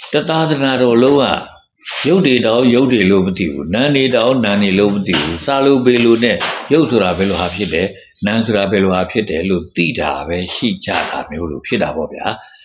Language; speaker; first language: Burmese; native; Burmese